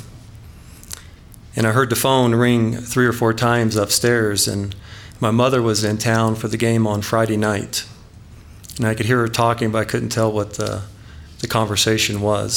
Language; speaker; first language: English; native; English